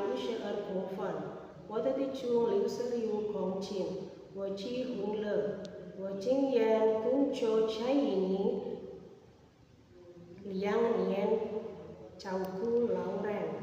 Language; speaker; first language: Chinese; non-native, learner; Indonesian